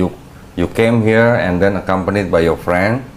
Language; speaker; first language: English; non-native, fluent; Indonesian